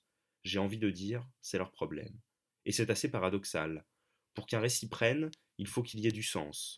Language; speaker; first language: French; native; French